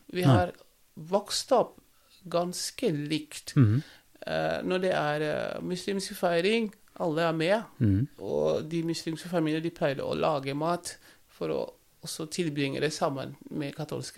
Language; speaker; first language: Norwegian; non-native, fluent; Wolof